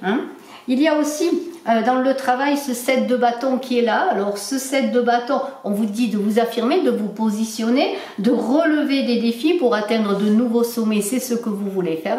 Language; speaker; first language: French; native; French